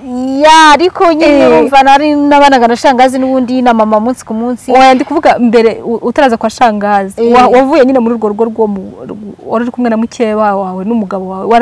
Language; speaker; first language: Kinyarwanda; native; Kinyarwanda